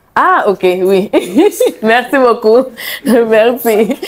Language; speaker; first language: French; non-native, learner; Portuguese